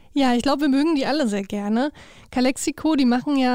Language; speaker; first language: German; native; German